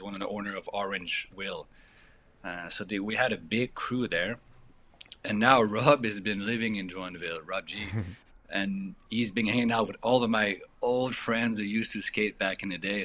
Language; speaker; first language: English; native; English